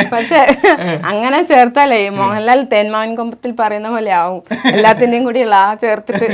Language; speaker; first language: Malayalam; non-native, local second language; Kannada